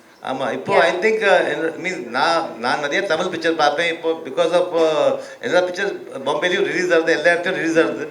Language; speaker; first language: Tamil; early bilingual, heritage; Tamil